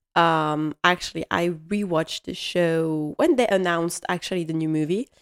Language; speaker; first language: English; non-native, fluent; French